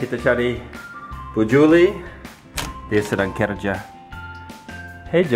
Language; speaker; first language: Indonesian; non-native, fluent; English